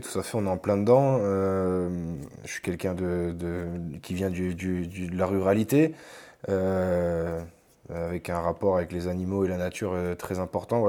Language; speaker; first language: French; native; French